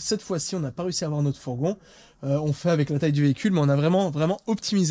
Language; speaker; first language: French; native; French